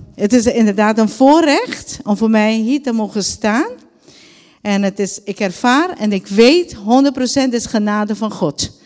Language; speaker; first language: Dutch; non-native, local second language; Papiamento